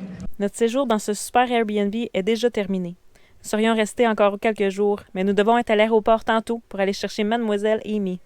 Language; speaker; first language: French; native; French